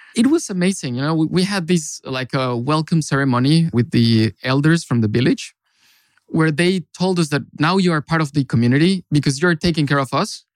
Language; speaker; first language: English; non-native, fluent; Spanish